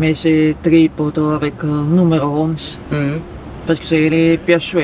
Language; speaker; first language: French; non-native, learner; Bulgarian